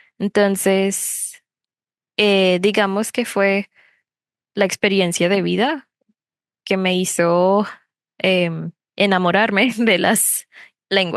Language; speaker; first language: Spanish; non-native, fluent; English